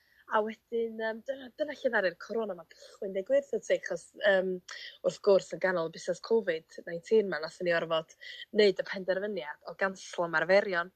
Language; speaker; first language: Welsh; native; Welsh